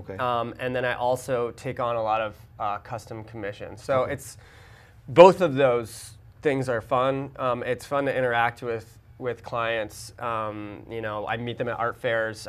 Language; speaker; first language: English; native; English